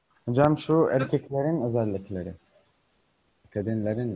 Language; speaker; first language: Turkish; non-native, learner; Arabic